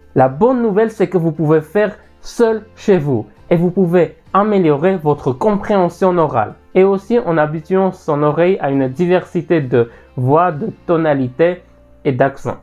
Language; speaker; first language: French; non-native, fluent; Armenian